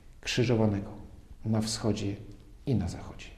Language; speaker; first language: Polish; native; Polish